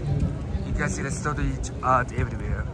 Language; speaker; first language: English; non-native, fluent; Japanese